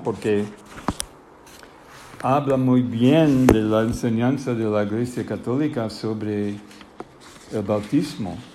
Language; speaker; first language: Spanish; non-native, fluent; English